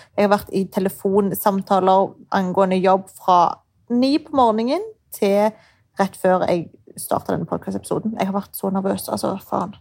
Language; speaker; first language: Norwegian; early bilingual, other home language; Arabic